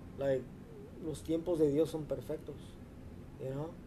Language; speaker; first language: Spanish; early bilingual, heritage; Spanish